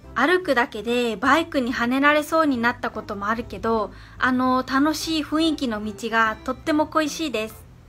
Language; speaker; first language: Japanese; native; Japanese